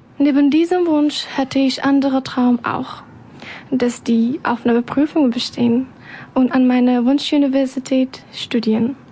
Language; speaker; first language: German; non-native, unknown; Persian